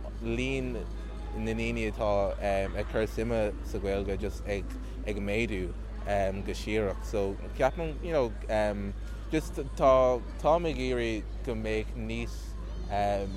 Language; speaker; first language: Irish; non-native, local second language; English